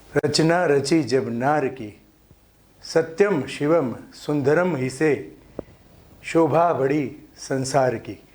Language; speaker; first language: Hindi; non-native, local second language; Gujarati